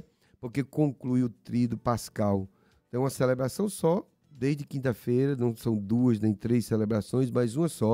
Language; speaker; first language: Portuguese; native; Portuguese